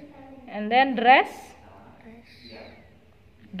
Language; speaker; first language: English; non-native, learner; Indonesian